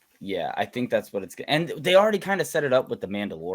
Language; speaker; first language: English; native; English